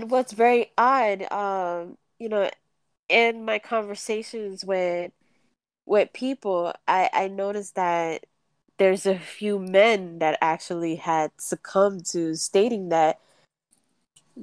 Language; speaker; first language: English; native; English